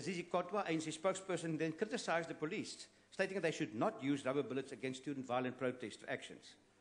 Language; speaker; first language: English; non-native, local second language; Afrikaans